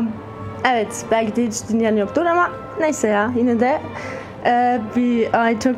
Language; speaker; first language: Turkish; early bilingual, heritage; German